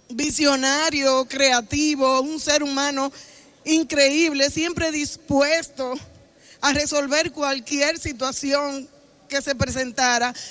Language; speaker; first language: Spanish; native; Spanish